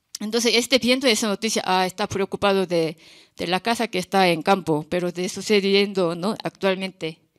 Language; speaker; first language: Spanish; non-native, learner; Korean